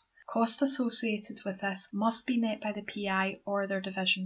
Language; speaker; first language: English; native; English